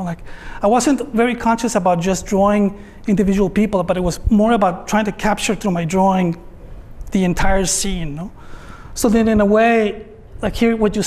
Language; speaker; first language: English; non-native, fluent; Spanish